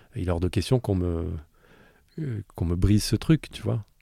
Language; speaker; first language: French; native; French